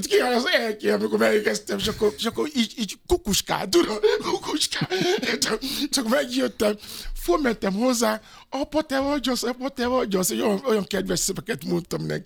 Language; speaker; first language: Hungarian; non-native, fluent; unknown